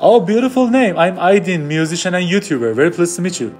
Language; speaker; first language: English; non-native, learner; Persian